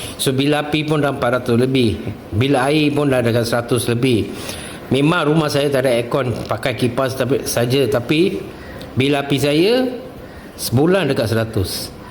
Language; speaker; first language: Malay; non-native, local second language; Tamil